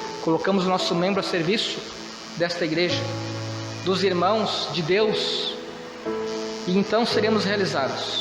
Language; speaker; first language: Portuguese; native; Portuguese